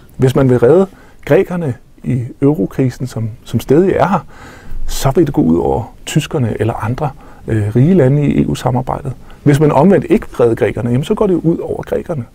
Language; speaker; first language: Danish; native; Danish